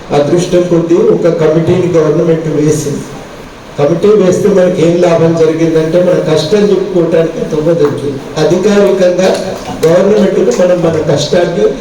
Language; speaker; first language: Telugu; native; Telugu